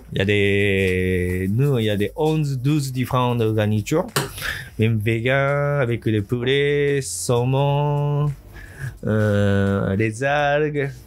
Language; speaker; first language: French; non-native, learner; Japanese